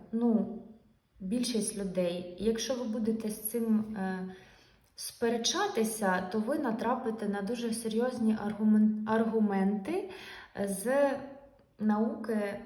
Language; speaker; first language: Ukrainian; non-native, local second language; Russian